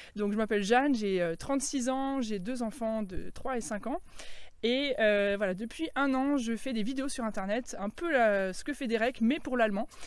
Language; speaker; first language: French; native; French